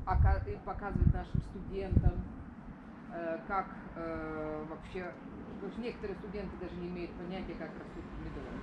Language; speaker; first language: Russian; native; Russian